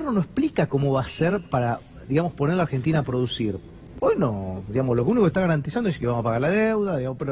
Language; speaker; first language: Spanish; native; Spanish